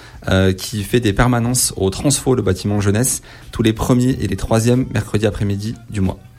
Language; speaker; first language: French; native; French